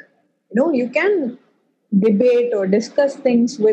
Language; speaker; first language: English; non-native, local second language; Tamil